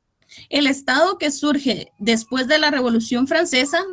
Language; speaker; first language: Spanish; native; Spanish